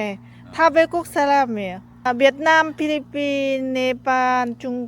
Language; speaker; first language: Korean; non-native, learner; Lao